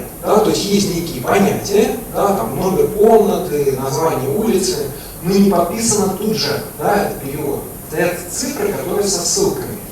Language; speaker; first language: Russian; native; Russian